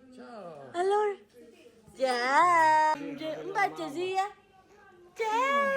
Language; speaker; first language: Italian; non-native, learner; Filipino